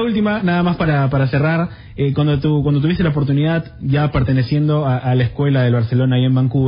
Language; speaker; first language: Spanish; native; Spanish